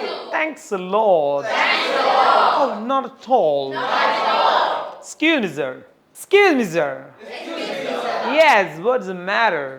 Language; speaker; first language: English; non-native, local second language; Malayalam